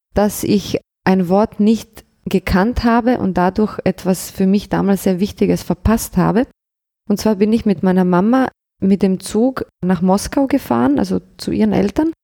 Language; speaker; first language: German; early bilingual, other home language; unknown